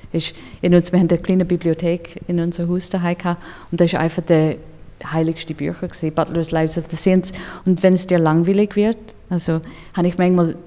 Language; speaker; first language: German; non-native, fluent; English